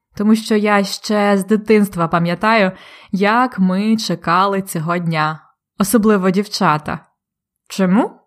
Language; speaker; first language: Ukrainian; native; Ukrainian